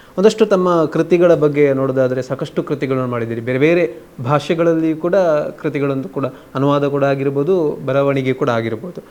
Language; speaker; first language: Kannada; native; Kannada